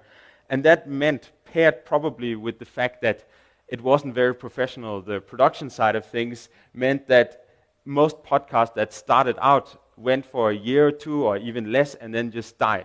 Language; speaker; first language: English; non-native, fluent; Danish